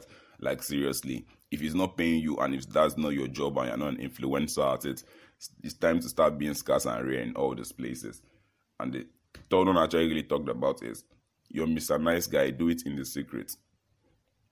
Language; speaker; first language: English; non-native, local second language; Yoruba